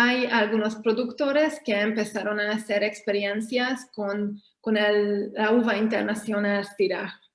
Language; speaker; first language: Spanish; non-native, fluent; Hungarian